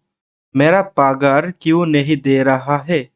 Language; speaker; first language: Hindi; non-native, learner; Bangla